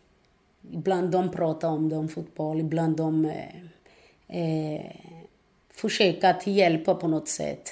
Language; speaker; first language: Swedish; non-native, fluent; Portuguese